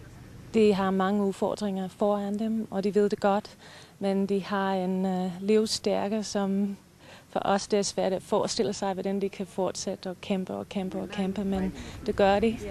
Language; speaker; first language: Danish; non-native, fluent; English